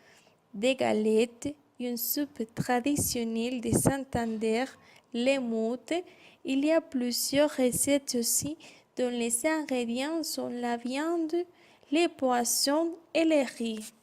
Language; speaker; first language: French; non-native, fluent; Spanish